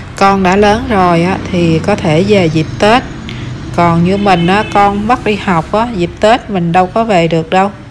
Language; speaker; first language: Vietnamese; native; Vietnamese